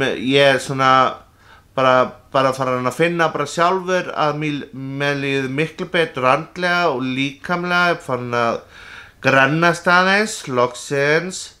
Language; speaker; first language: Icelandic; non-native, fluent; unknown